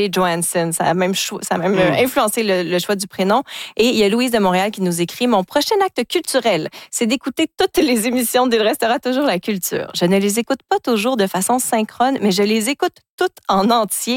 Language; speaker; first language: French; native; French